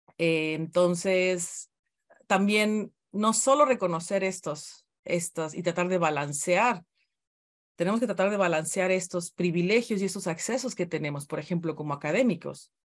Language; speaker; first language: Spanish; native; Spanish